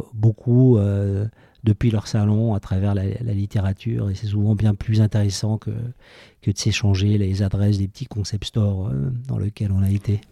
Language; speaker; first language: French; native; French